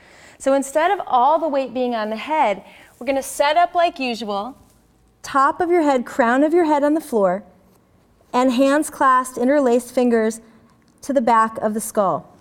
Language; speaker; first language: English; native; English